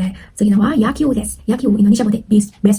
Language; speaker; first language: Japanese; non-native, fluent; Indonesian